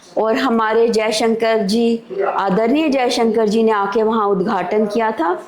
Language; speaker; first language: Hindi; native; Hindi